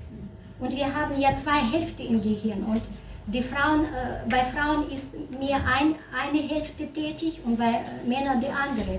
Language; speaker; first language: German; non-native, learner; Russian